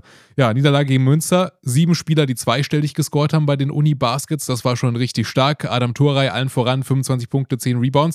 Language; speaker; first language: German; native; German